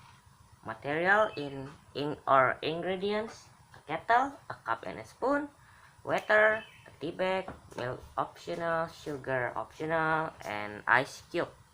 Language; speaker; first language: English; non-native, learner; Indonesian